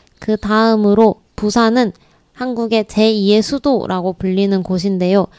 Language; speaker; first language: Korean; native; Korean